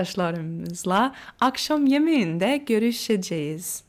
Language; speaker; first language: Turkish; non-native, learner; English